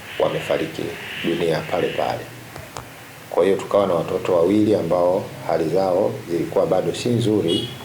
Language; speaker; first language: Swahili; native; Swahili